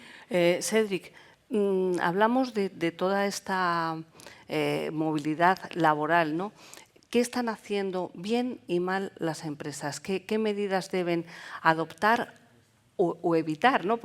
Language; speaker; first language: Spanish; native; Spanish